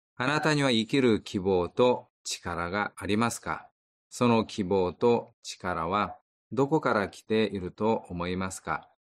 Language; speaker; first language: Japanese; non-native, fluent; Korean